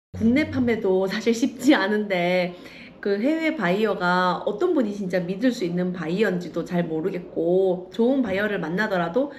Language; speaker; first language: Korean; native; Korean